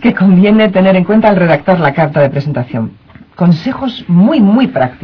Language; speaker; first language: Spanish; native; Spanish